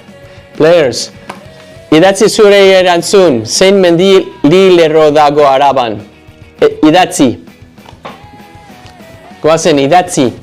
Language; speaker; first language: Basque; non-native, learner; English